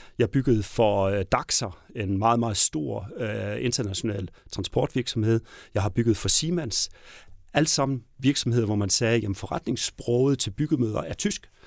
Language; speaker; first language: Danish; native; Danish